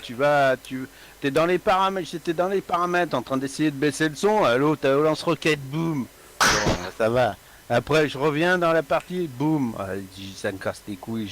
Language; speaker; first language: French; native; French